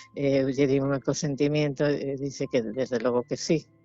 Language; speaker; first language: Spanish; non-native, local second language; Galician